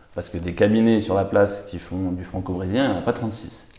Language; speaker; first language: French; native; French